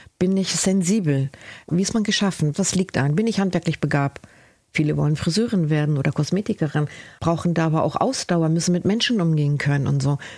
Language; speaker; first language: German; early bilingual, other home language; Spanish